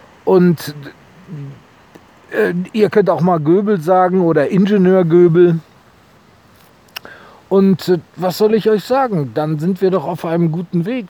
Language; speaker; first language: German; native; German